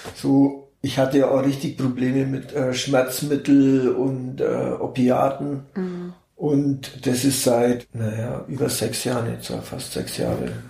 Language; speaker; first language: German; native; German